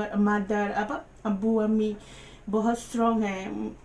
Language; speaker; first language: Hindi; non-native, learner; Malay